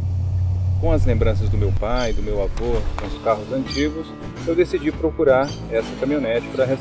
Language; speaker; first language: Portuguese; native; Portuguese